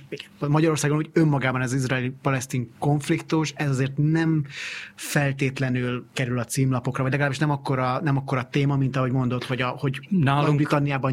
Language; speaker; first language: Hungarian; native; Hungarian